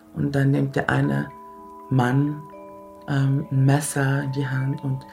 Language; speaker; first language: German; early bilingual, other home language; Japanese